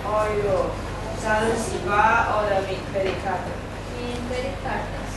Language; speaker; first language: German; non-native, learner; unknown